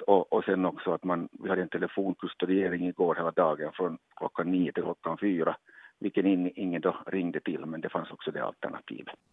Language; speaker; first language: Swedish; native; Swedish